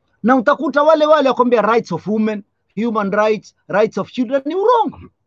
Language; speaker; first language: English; non-native, local second language; Swahili